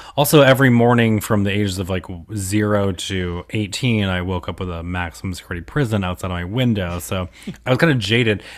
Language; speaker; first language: English; native; English